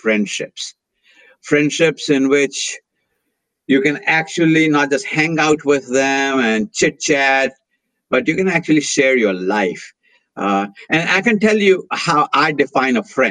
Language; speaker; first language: English; non-native, local second language; Hindi